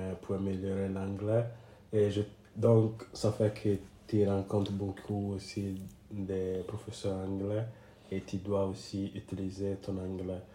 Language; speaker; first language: French; non-native, learner; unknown